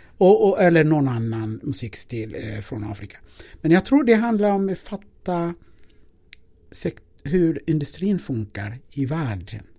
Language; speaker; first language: Swedish; non-native, fluent; Amharic